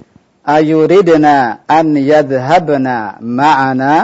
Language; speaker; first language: Arabic; non-native, fluent; Indonesian